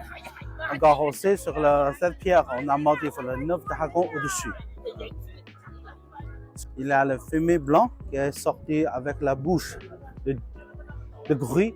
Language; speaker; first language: French; non-native, learner; Chinese